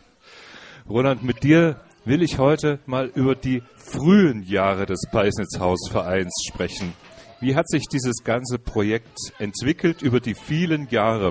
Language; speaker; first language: German; native; German